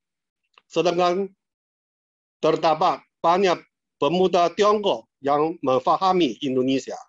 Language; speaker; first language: Indonesian; non-native, fluent; Chinese